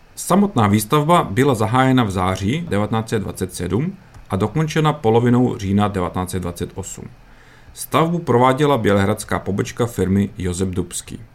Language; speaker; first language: Czech; early bilingual, heritage; Czech